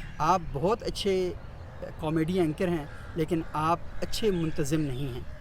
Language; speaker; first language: Urdu; non-native, local second language; Northern Hindko